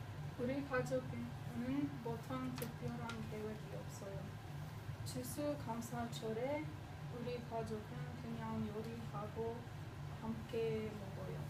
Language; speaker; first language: Korean; non-native, learner; English